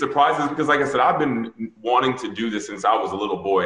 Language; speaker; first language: English; native; English